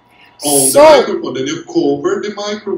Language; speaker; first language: English; non-native, fluent; Portuguese